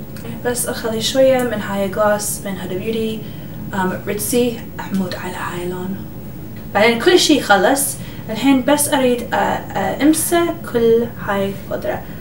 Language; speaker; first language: Arabic; early bilingual, heritage; English